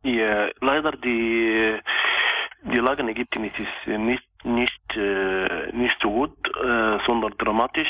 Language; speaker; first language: German; non-native, local second language; Arabic